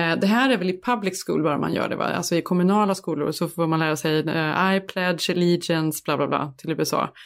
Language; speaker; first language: Swedish; native; Swedish